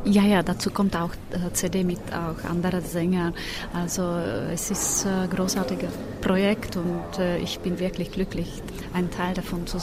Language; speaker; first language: German; non-native, fluent; Slovak